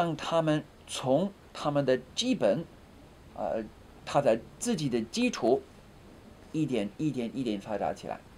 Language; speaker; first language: Chinese; non-native, fluent; English